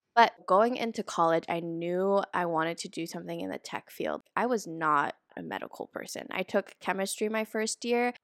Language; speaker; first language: English; early bilingual, other home language; Vietnamese